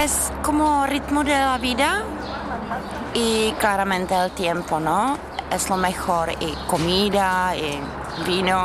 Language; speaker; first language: Spanish; non-native, fluent; Czech